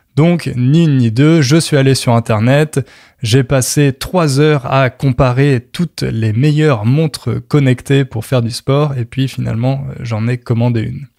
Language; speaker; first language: French; native; French